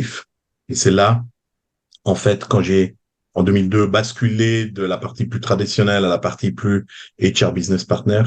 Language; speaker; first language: French; native; French